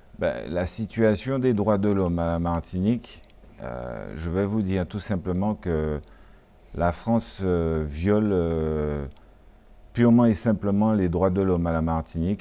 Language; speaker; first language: French; native; French